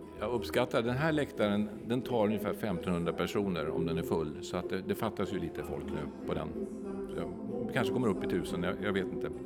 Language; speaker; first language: Swedish; native; Swedish